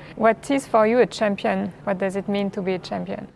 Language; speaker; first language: English; non-native, learner; French